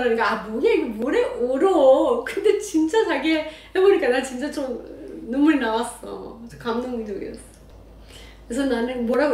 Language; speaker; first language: Korean; non-native, learner; Persian